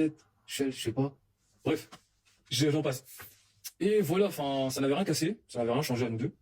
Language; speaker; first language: French; native; French